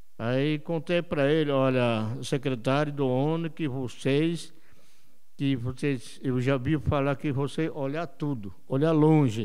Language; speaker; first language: Portuguese; non-native, local second language; Yanomámi